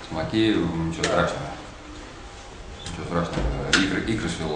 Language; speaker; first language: Russian; native; Russian